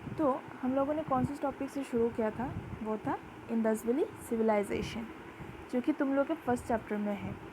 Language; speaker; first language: Hindi; non-native, local second language; Bangla